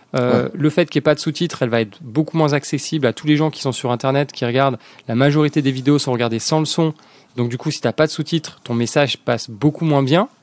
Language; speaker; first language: French; native; French